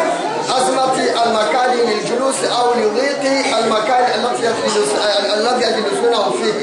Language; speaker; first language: Arabic; non-native, local second language; Comorian